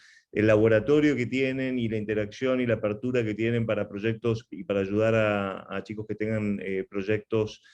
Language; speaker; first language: Spanish; native; Spanish